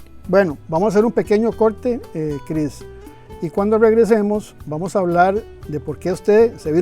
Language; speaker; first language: Spanish; native; Spanish